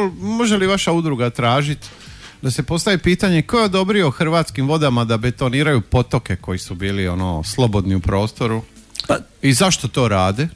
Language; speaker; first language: Croatian; native; Croatian